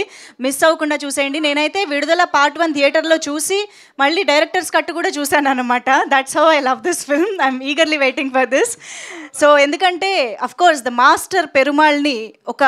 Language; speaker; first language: Telugu; native; Telugu